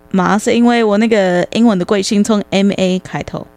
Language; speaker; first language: Chinese; non-native, fluent; English